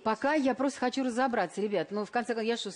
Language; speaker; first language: Russian; native; Russian